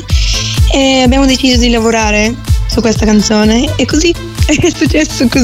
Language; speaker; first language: Italian; non-native, fluent; Bulgarian